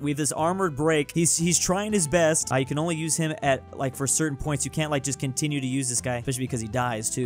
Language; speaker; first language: English; native; English